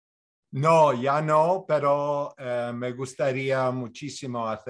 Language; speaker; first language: Spanish; non-native, fluent; English